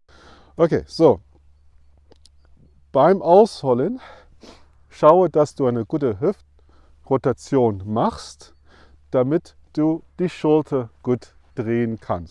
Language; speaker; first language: German; non-native, fluent; English